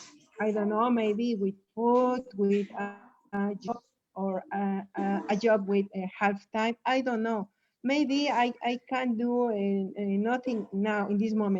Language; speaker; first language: English; non-native, learner; Spanish